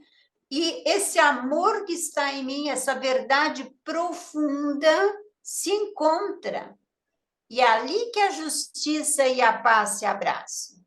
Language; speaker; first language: Portuguese; native; Portuguese